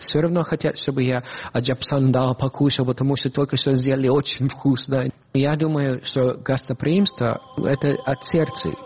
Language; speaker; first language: Russian; non-native, fluent; English